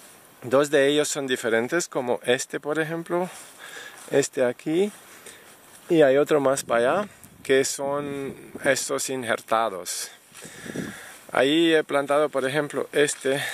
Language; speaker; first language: Spanish; non-native, fluent; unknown